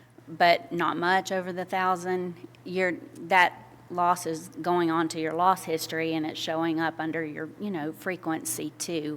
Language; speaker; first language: English; native; English